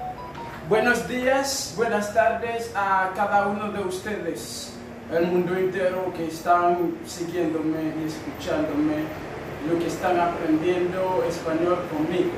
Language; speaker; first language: Spanish; non-native, fluent; Haitian Creole